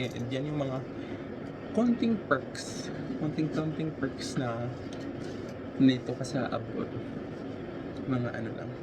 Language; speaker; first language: Filipino; native; Filipino